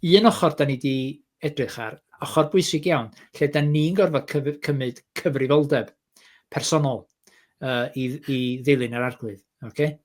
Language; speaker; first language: Welsh; native; Welsh